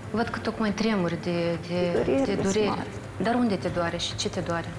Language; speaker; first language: Romanian; native; Romanian